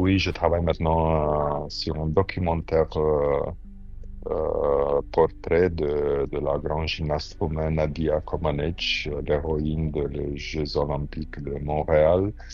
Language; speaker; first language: French; non-native, fluent; Romanian